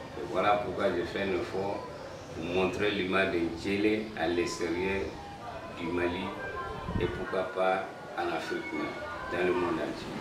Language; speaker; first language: French; non-native, local second language; Bambara